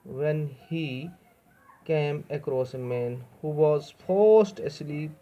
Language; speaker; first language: English; non-native, local second language; Urdu